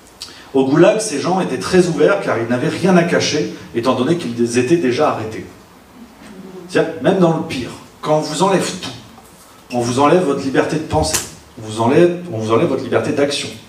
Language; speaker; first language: French; native; French